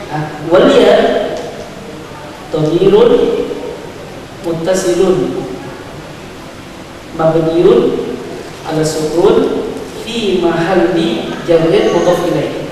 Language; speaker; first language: Arabic; non-native, fluent; Indonesian